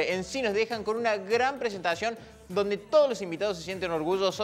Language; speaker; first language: Spanish; native; Spanish